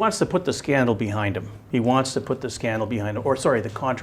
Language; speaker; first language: English; native; English